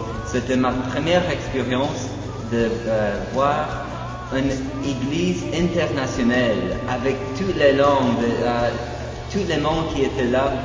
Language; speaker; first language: French; non-native, fluent; Polish